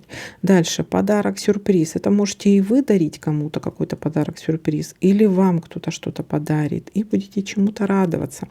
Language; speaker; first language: Russian; native; Russian